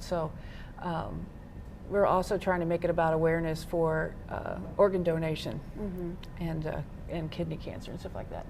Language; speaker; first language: English; native; English